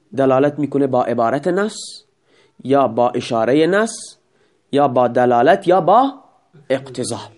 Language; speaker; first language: Persian; non-native, local second language; Baluchi